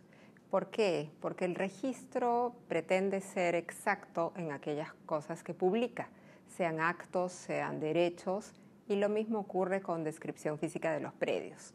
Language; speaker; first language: Spanish; native; Spanish